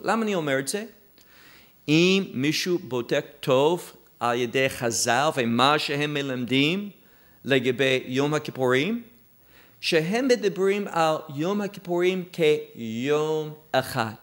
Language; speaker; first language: Hebrew; non-native, fluent; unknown